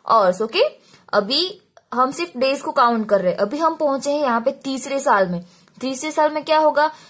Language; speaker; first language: Hindi; non-native, local second language; Gujarati